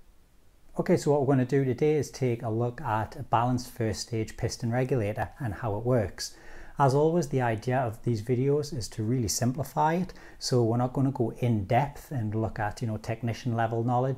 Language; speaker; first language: English; native; English